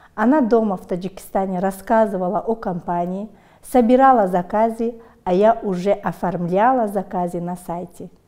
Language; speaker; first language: Russian; non-native, local second language; Tajik